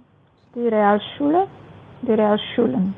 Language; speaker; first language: German; non-native, learner; Macedonian